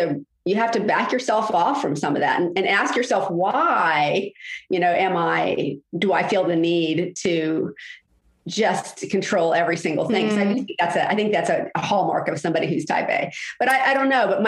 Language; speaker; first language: English; native; English